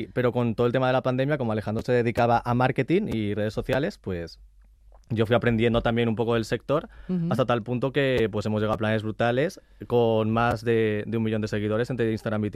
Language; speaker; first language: Spanish; native; Spanish